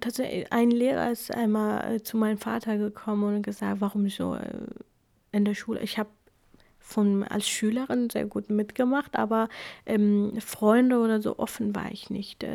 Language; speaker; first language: German; non-native, fluent; Kurdish